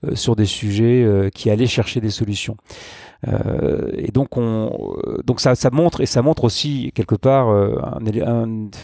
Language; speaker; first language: French; native; French